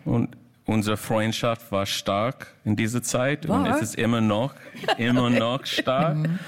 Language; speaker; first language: German; non-native, learner; English